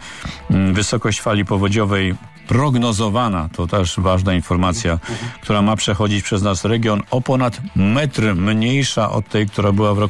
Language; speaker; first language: Polish; native; Polish